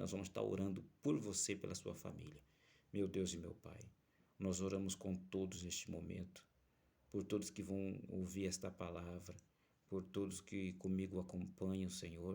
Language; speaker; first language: Portuguese; native; Portuguese